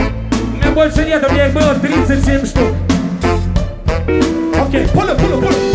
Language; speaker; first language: Russian; native; Russian